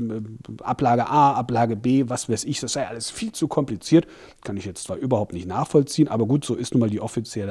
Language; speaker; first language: German; native; German